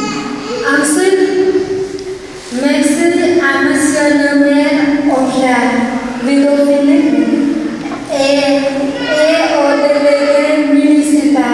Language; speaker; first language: French; non-native, fluent; Vietnamese